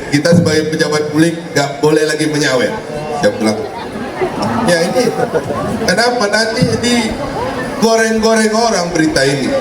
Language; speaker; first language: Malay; non-native, local second language; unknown